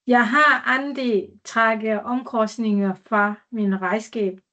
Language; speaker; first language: Danish; non-native, learner; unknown